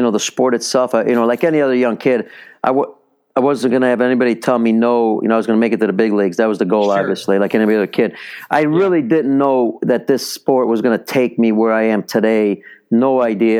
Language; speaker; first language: English; early bilingual, other home language; Italian